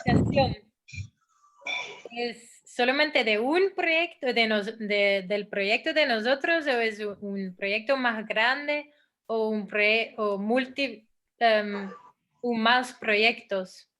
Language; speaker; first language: Spanish; non-native, fluent; Dutch